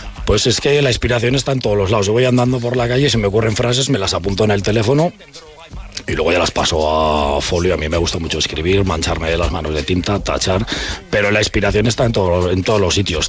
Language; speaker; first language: Spanish; native; Spanish